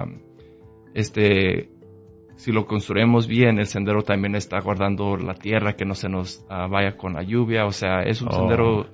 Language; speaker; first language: Spanish; early bilingual, heritage; Spanish